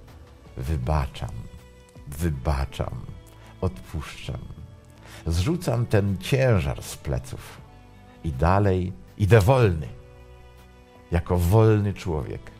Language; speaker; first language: Polish; native; Polish